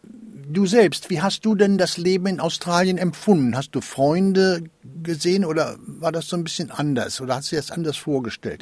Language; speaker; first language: German; native; German